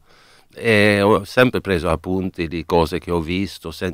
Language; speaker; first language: Italian; non-native, fluent; Swedish